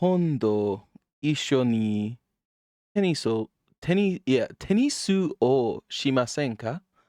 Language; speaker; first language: Japanese; non-native, learner; English